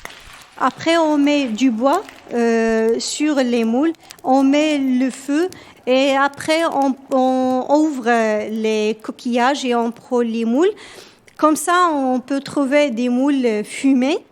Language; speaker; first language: French; non-native, local second language; Berber languages